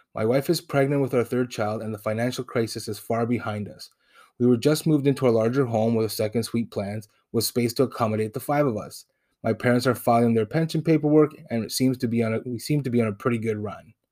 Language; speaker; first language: English; non-native, fluent; Spanish